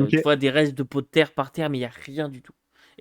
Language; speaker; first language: French; native; French